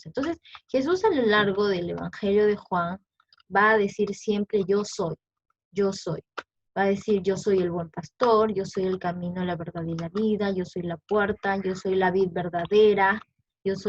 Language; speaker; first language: Spanish; native; Spanish